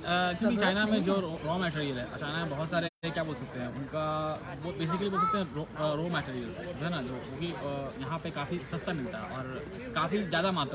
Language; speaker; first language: Hindi; native; Hindi